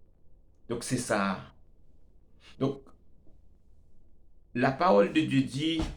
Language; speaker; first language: French; non-native, local second language; Haitian Creole